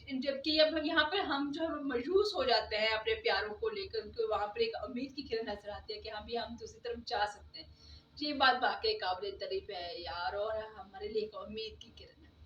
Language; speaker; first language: Urdu; non-native, local second language; Punjabi